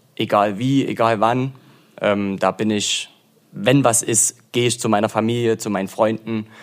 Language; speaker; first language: German; native; German